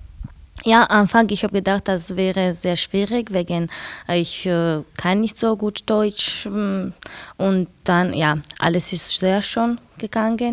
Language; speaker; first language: German; non-native, learner; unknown